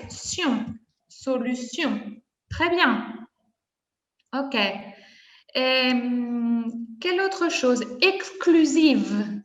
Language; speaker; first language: French; non-native, fluent; Spanish